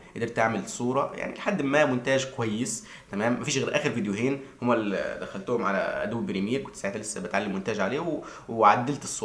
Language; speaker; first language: Arabic; native; Arabic